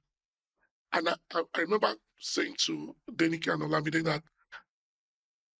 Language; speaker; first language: English; non-native, local second language; Yoruba